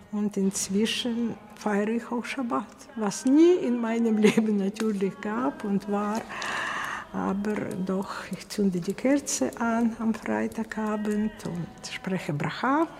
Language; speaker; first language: German; non-native, fluent; Russian